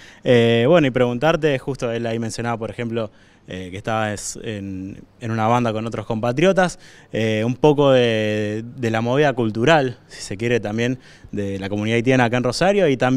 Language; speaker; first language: Spanish; native; Spanish